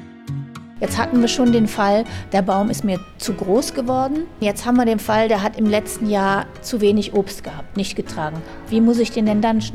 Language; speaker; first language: German; native; German